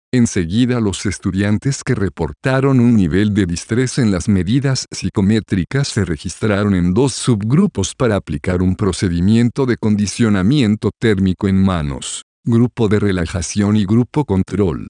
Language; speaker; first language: Spanish; native; Spanish